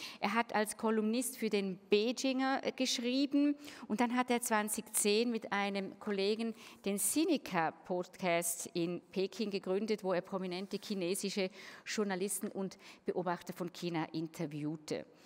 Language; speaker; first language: German; native; German